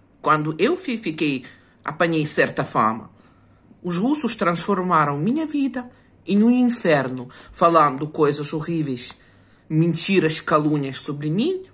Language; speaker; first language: Portuguese; non-native, fluent; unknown